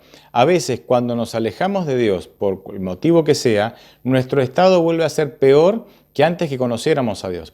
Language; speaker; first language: Spanish; native; Spanish